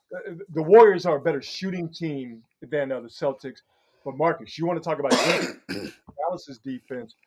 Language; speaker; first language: English; native; English